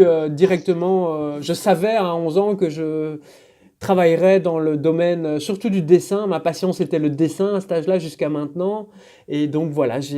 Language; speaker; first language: French; native; French